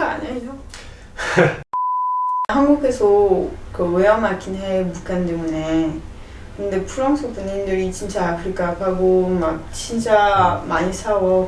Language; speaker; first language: Korean; non-native, learner; French